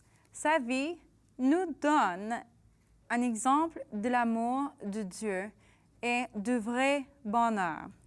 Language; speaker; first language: French; non-native, learner; English